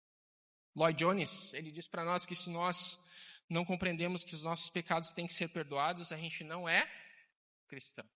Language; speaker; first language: Portuguese; native; Portuguese